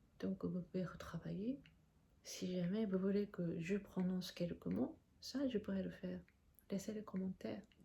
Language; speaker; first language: French; non-native, fluent; Japanese